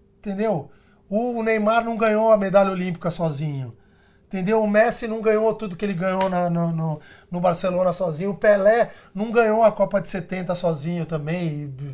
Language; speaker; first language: Portuguese; early bilingual, other home language; Spanish